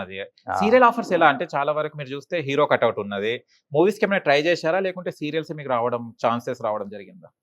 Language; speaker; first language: Telugu; native; Telugu